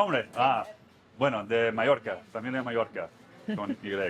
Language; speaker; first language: Spanish; non-native, learner; English